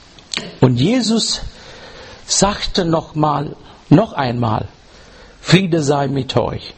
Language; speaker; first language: German; non-native, fluent; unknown